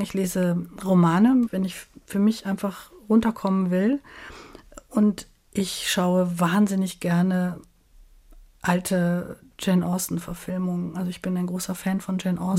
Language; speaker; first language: German; native; German